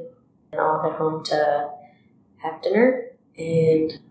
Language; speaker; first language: English; early bilingual, other home language; Spanish